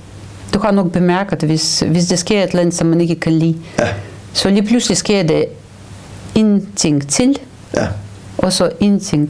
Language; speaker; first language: Danish; non-native, fluent; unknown